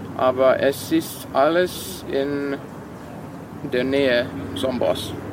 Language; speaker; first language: German; non-native, fluent; Serbian